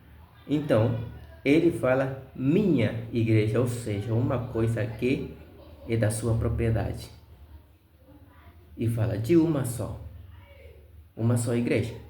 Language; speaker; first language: Portuguese; non-native, fluent; Spanish